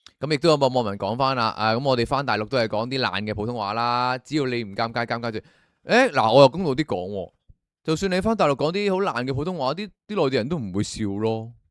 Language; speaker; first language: Cantonese; native; Cantonese